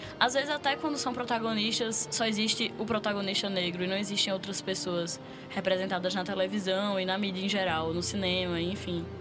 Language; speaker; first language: Portuguese; native; Portuguese